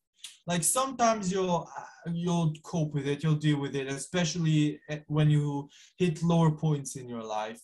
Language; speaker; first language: English; non-native, fluent; Hebrew